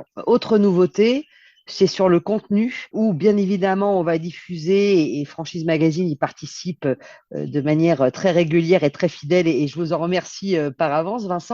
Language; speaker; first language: French; native; French